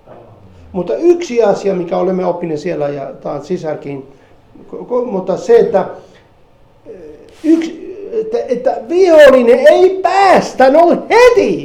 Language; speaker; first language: Finnish; non-native, fluent; Spanish